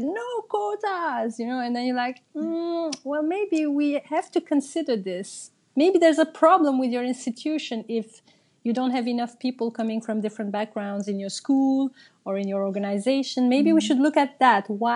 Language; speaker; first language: English; non-native, fluent; Turkish